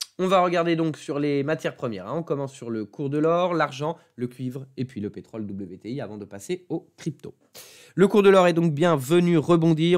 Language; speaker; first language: French; native; French